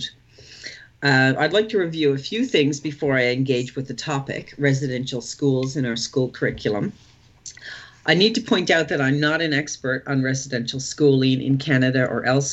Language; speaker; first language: English; native; English